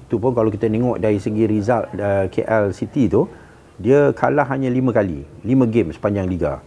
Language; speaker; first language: Malay; native; Malay